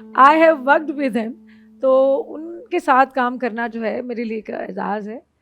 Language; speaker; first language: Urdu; non-native, local second language; Punjabi